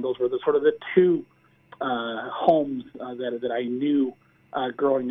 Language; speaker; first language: English; early bilingual, other home language; Spanish